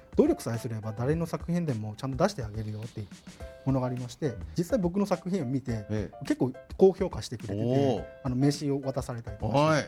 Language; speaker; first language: Japanese; non-native, fluent; Burmese